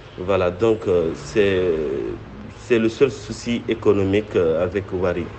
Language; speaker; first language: French; non-native, local second language; Wolof